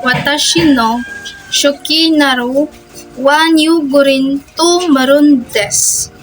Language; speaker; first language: Japanese; non-native, learner; Filipino